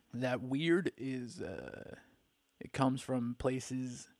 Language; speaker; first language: English; native; English